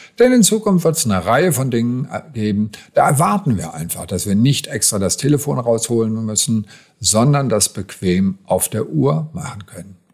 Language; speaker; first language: German; native; German